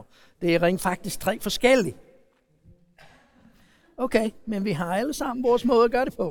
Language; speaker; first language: Danish; non-native, fluent; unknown